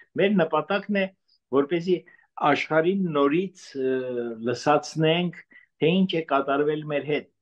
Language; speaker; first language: Armenian; native; Armenian